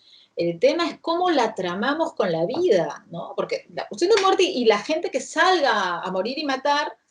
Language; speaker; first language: Spanish; native; Spanish